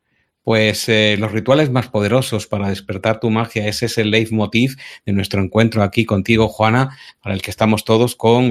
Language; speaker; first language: Spanish; native; Spanish